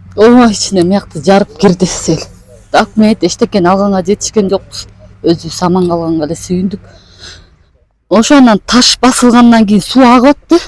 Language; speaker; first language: Kyrgyz; native; Kyrgyz